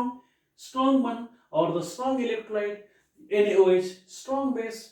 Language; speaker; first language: English; non-native, local second language; Marathi